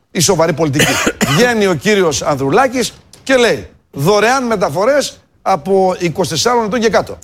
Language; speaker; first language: Greek; native; Greek